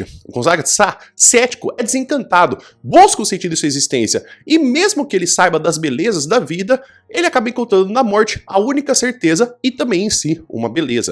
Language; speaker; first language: Portuguese; native; Portuguese